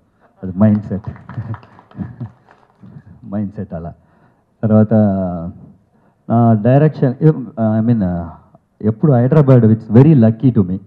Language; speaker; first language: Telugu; non-native, learner; Tamil